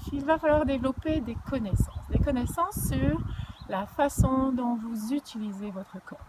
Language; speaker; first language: French; native; French